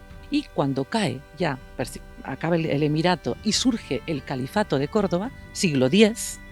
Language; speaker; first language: Spanish; native; Spanish